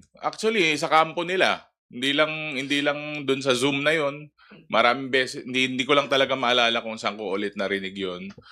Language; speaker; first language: Filipino; non-native, local second language; Iloko